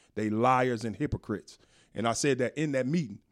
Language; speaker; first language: English; native; English